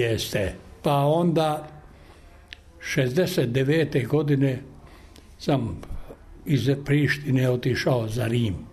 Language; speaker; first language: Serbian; non-native, local second language; Albanian